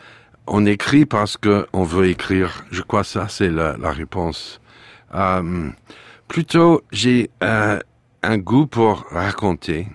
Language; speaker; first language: French; non-native, fluent; English